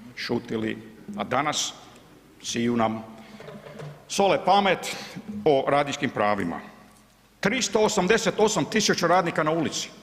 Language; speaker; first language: Bosnian; early bilingual, heritage; Croatian